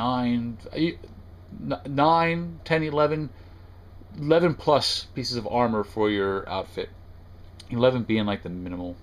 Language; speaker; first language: English; native; English